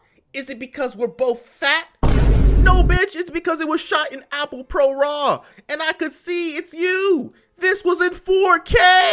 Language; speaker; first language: English; native; English